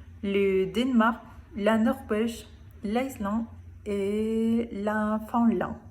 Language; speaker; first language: French; non-native, learner; Spanish